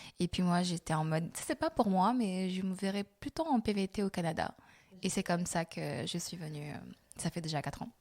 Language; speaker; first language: French; non-native, local second language; Lingala